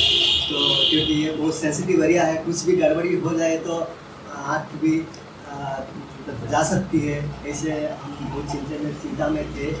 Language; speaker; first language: Hindi; non-native, local second language; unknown